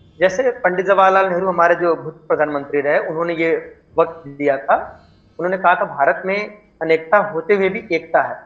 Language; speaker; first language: Hindi; native; Hindi